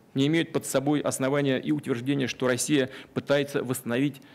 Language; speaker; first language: Russian; native; Russian